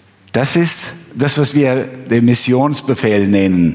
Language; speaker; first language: German; non-native, fluent; Albanian